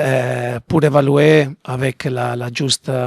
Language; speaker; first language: French; non-native, learner; Italian